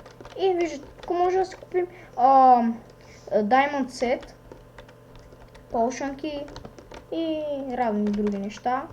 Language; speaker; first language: Bulgarian; native; Bulgarian